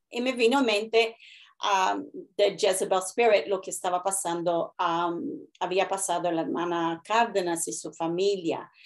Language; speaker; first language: Spanish; early bilingual, heritage; Spanish